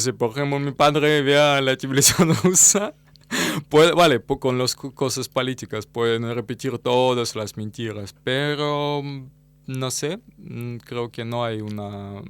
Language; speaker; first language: Spanish; non-native, learner; Russian